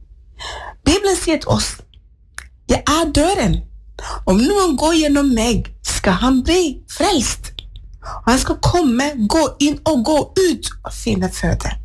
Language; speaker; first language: Norwegian; non-native, fluent; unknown